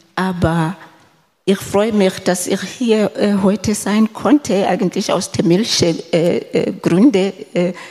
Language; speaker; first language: German; non-native, fluent; Southern Sotho